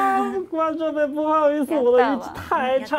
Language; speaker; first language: Chinese; non-native, fluent; Japanese